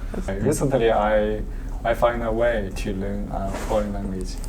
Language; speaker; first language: English; non-native, learner; Chinese